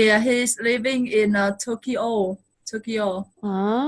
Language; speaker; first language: English; non-native, fluent; Vietnamese